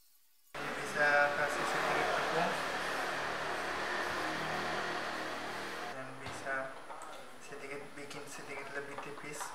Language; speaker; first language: Indonesian; non-native, fluent; Bangla